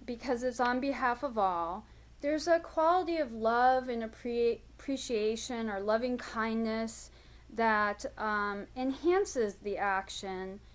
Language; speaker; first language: English; native; English